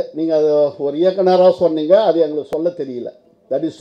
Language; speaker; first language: Tamil; native; Tamil